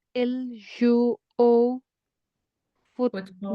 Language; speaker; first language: French; non-native, learner; English